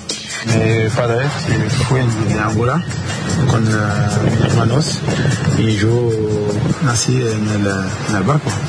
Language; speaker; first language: Spanish; non-native, learner; French